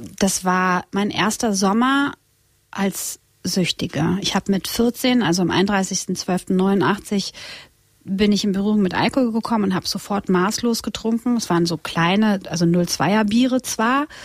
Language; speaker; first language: German; non-native, fluent; Croatian